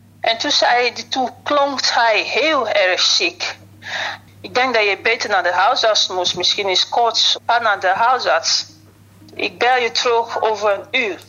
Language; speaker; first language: Dutch; non-native, fluent; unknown